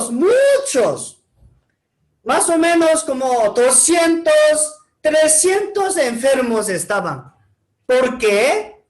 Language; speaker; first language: Spanish; non-native, learner; Korean